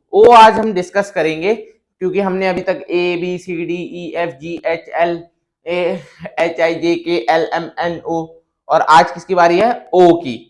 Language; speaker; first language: Hindi; native; Hindi